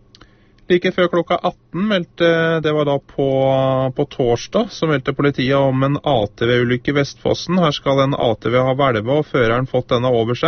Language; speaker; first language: Norwegian; native; Norwegian